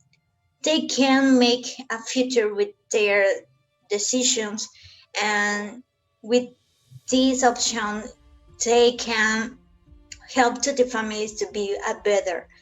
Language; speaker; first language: English; non-native, learner; Spanish